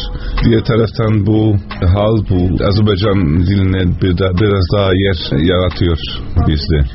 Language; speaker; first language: Turkish; non-native, fluent; Dutch